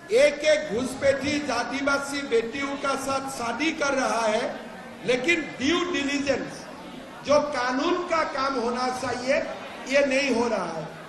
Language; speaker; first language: Hindi; non-native, local second language; Assamese